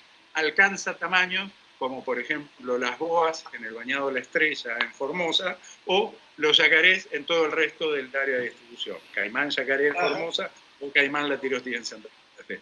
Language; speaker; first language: Spanish; native; Spanish